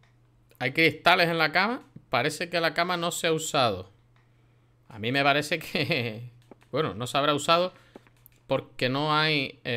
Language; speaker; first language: Spanish; native; Spanish